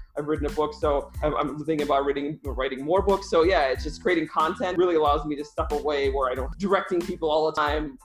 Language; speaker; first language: English; early bilingual, other home language; Russian